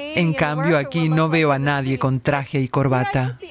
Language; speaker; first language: Spanish; non-native, fluent; English